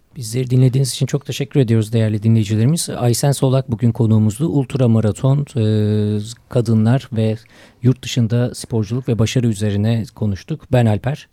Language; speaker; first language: Turkish; native; Turkish